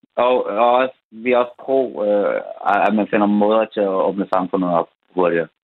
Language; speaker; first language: Danish; early bilingual, other home language; Persian